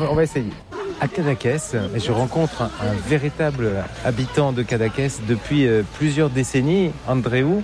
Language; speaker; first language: French; native; French